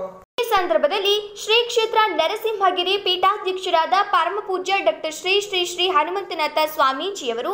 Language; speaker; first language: Kannada; native; Kannada